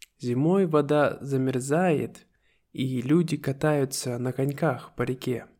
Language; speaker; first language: Russian; native; Russian